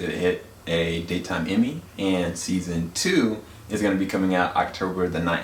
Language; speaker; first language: English; native; English